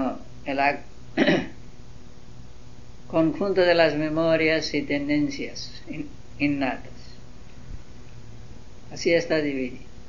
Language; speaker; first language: Spanish; non-native, learner; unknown